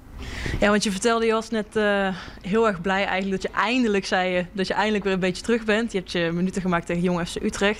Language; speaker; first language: Dutch; native; Dutch